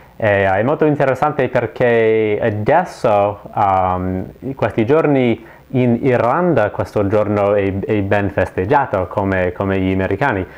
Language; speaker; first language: Italian; non-native, learner; English